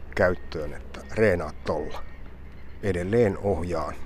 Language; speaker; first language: Finnish; native; Finnish